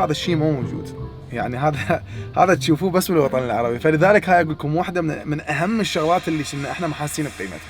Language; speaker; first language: Arabic; native; Arabic